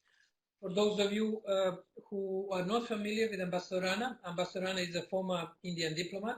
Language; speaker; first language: English; non-native, fluent; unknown